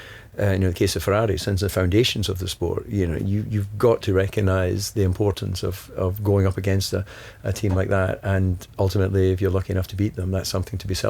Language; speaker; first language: English; native; English